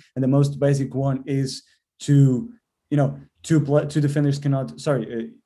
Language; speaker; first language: English; non-native, fluent; Portuguese